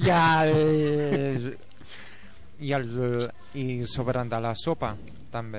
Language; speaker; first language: Catalan; non-native, local second language; Spanish